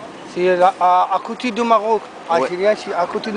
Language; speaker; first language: French; non-native, learner; Arabic